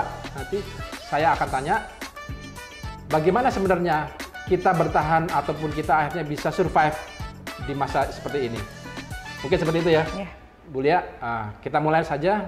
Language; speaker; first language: Indonesian; native; Indonesian